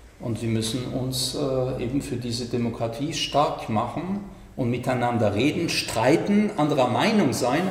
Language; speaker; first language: German; non-native, fluent; French